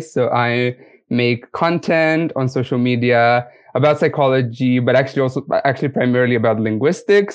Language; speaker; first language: English; non-native, fluent; Romanian